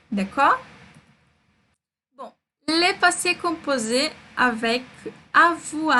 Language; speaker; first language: French; non-native, fluent; Portuguese